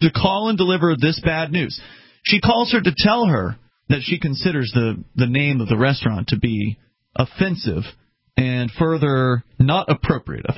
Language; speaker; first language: English; native; English